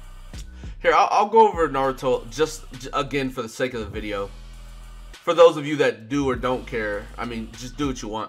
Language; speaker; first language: English; native; English